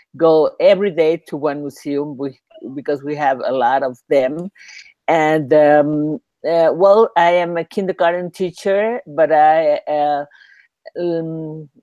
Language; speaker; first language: English; non-native, learner; Spanish